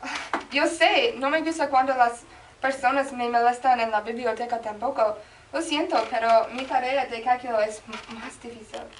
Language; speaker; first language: Spanish; non-native, learner; English